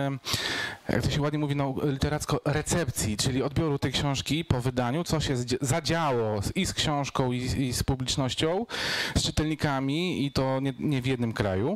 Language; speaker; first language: Polish; native; Polish